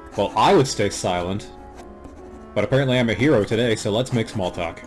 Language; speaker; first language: English; native; English